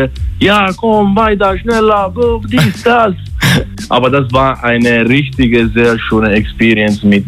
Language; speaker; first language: German; non-native, learner; Italian